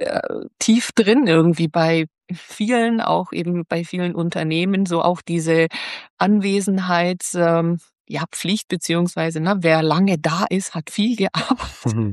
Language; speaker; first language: German; native; German